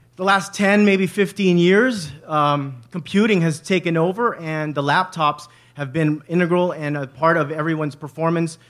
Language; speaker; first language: English; native; English